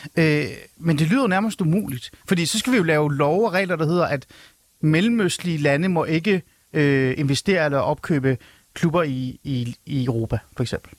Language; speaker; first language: Danish; early bilingual, other home language; Persian